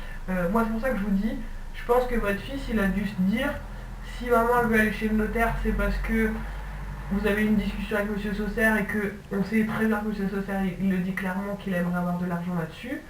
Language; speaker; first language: French; native; French